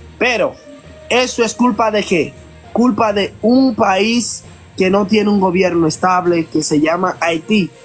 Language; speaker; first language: Spanish; non-native, fluent; Haitian Creole